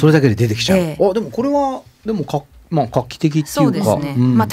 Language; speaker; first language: Japanese; native; Japanese